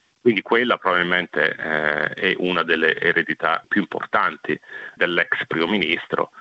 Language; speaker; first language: Italian; native; Italian